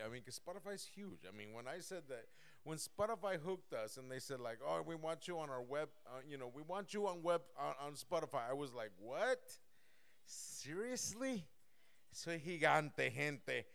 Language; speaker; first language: English; early bilingual, other home language; Spanish